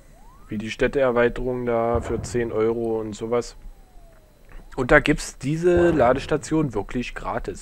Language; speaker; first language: German; native; German